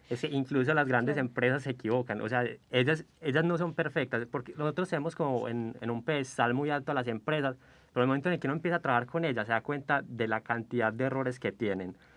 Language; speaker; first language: Spanish; native; Spanish